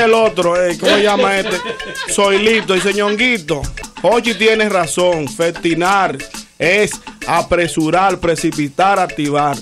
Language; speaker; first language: Spanish; native; Spanish